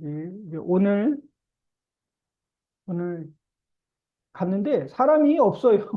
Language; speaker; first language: Korean; native; Korean